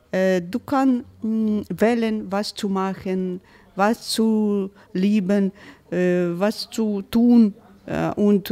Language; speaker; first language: German; non-native, learner; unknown